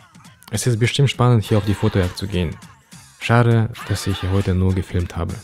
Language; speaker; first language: German; native; German